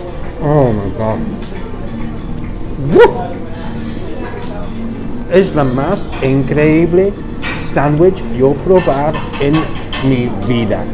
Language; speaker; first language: Spanish; non-native, learner; English